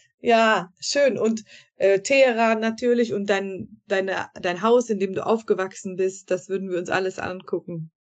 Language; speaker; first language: German; native; German